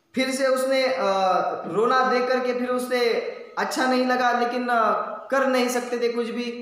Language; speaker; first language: Hindi; non-native, local second language; Marathi